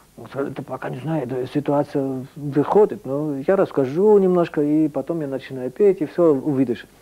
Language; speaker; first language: Russian; non-native, fluent; German